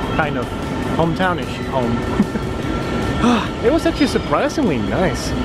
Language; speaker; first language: English; non-native, fluent; Dutch